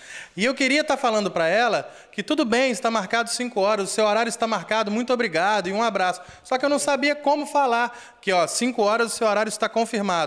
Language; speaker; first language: Portuguese; native; Portuguese